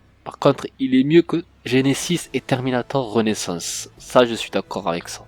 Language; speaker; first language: French; native; French